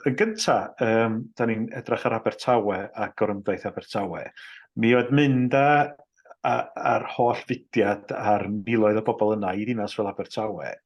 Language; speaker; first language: Welsh; native; Welsh